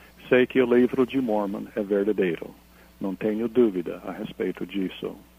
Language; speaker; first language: Portuguese; non-native, fluent; English